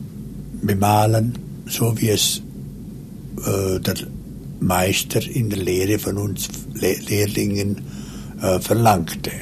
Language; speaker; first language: German; non-native, local second language; Romansh